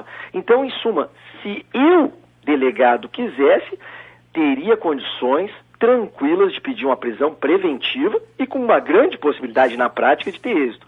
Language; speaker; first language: Portuguese; native; Portuguese